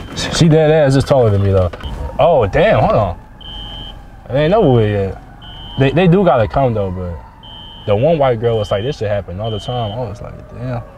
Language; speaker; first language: English; native; English